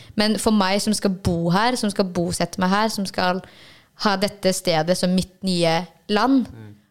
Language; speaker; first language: Norwegian; early bilingual, other home language; Hakha Chin